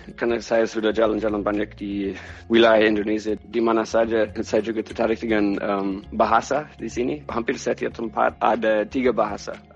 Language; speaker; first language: Indonesian; non-native, fluent; English